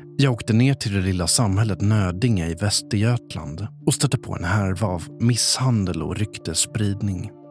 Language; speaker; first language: Swedish; native; Swedish